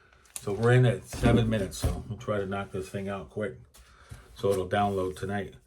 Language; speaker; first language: English; native; English